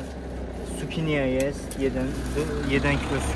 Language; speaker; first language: Polish; non-native, learner; Turkish